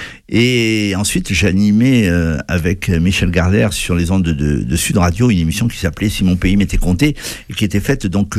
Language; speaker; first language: French; native; French